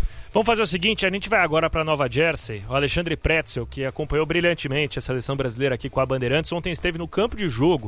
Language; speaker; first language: Portuguese; native; Portuguese